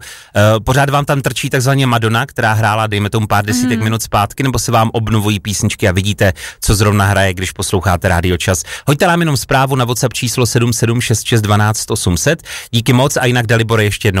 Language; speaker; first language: Czech; native; Czech